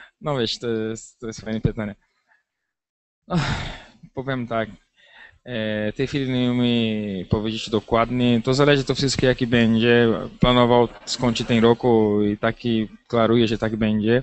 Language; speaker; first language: Polish; non-native, learner; Portuguese